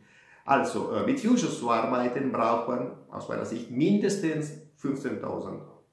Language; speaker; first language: German; non-native, fluent; Italian